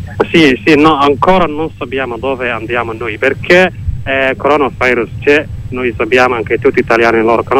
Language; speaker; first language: Italian; non-native, learner; Somali